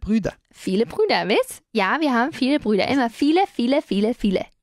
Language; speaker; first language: German; non-native, fluent; Spanish